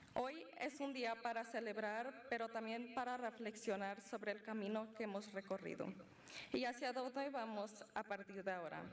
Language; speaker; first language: Spanish; early bilingual, other home language; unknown